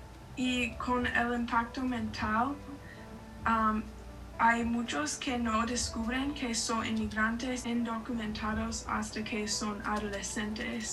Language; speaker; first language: Spanish; non-native, learner; English